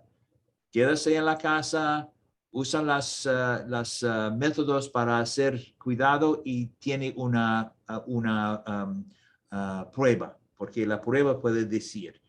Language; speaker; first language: Spanish; non-native, learner; English